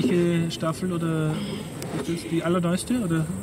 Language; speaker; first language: German; native; German